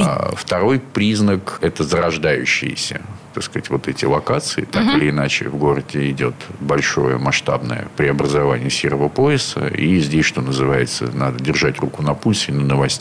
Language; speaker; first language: Russian; native; Russian